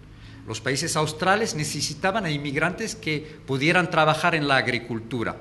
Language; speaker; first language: Spanish; non-native, fluent; Arabic